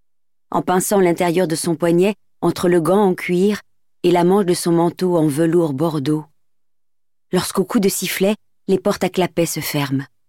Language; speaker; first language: French; native; French